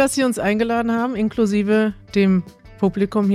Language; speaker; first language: German; native; German